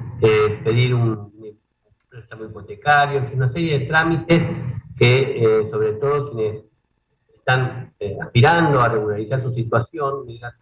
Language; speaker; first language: Spanish; native; Spanish